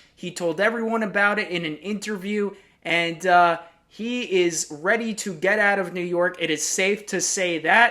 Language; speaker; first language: English; native; English